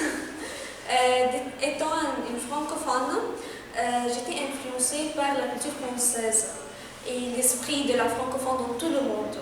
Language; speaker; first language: French; non-native, fluent; Arabic